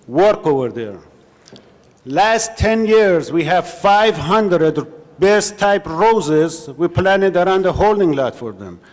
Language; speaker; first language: English; non-native, learner; Persian